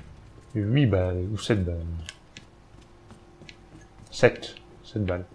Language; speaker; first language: French; native; French